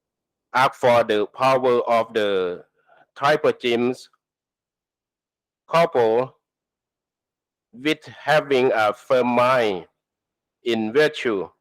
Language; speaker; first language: English; non-native, learner; Thai